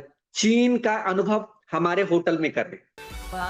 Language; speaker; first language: Hindi; native; Hindi